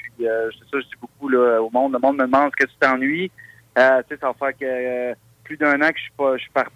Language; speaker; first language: French; native; French